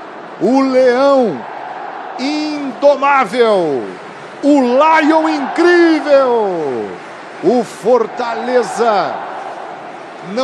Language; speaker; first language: Portuguese; native; Portuguese